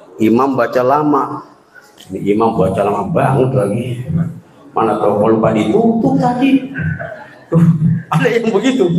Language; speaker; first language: Indonesian; native; Indonesian